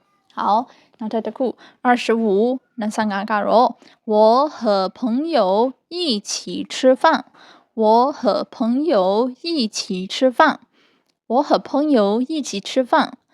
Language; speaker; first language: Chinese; non-native, fluent; Burmese